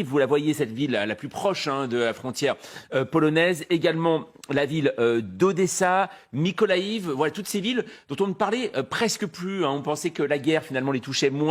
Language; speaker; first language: French; native; French